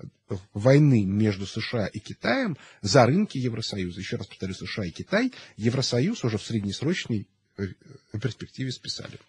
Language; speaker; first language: Russian; native; Russian